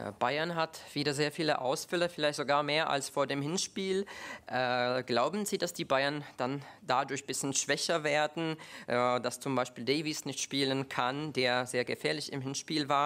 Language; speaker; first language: German; non-native, fluent; Czech